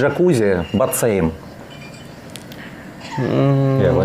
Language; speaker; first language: English; non-native, learner; Russian